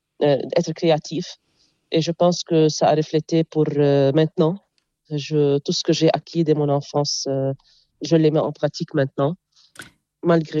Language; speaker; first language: French; non-native, local second language; Arabic